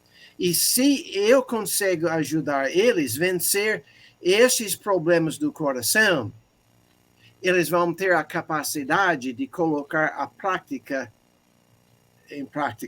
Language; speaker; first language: Portuguese; non-native, fluent; English